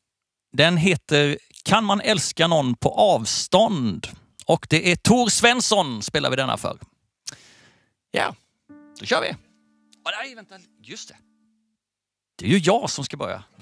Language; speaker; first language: Swedish; native; Swedish